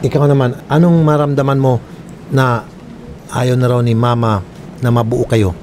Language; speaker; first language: Filipino; native; Filipino